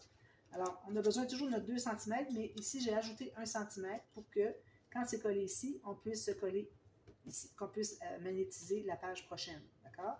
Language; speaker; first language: French; native; French